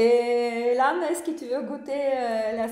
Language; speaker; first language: French; non-native, learner; Russian